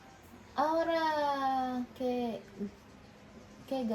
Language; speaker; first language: Spanish; non-native, learner; Filipino